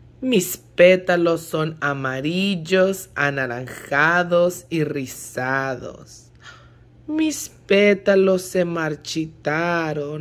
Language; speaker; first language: Spanish; early bilingual, heritage; Spanish